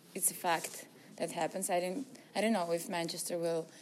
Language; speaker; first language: English; non-native, learner; Russian